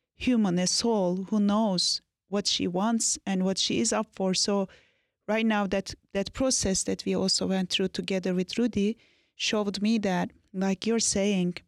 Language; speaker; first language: English; non-native, fluent; Turkish